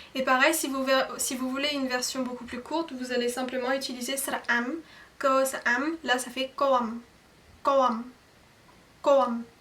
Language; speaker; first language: French; native; French